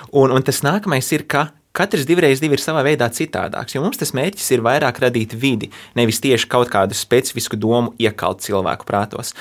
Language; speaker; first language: Latvian; early bilingual, heritage; Latvian